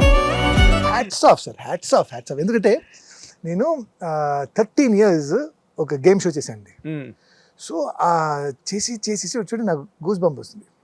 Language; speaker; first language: Telugu; non-native, fluent; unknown